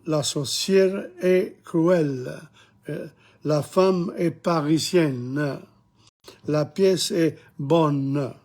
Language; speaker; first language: French; non-native, fluent; English